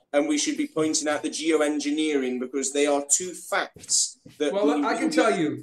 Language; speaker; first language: English; native; English